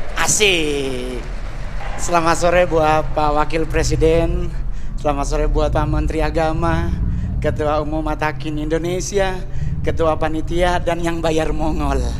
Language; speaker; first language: Indonesian; native; Indonesian